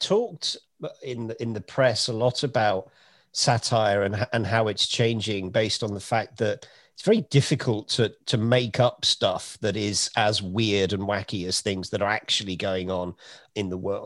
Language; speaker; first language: English; native; English